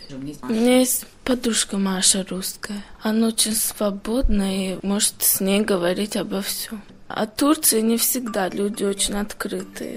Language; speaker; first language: Russian; early bilingual, heritage; Russian